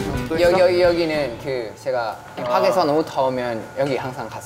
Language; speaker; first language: Korean; non-native, fluent; Thai